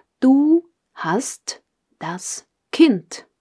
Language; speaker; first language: German; non-native, fluent; Russian